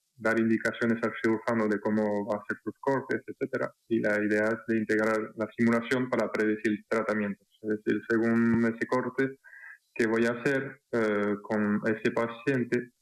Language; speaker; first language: Spanish; non-native, fluent; French